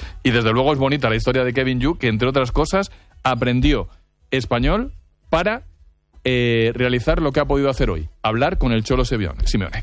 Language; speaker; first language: Spanish; native; Spanish